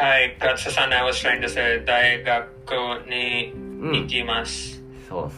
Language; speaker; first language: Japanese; non-native, learner; English